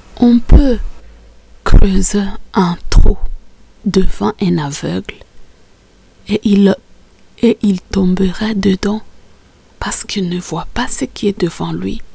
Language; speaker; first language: French; non-native, local second language; Swahili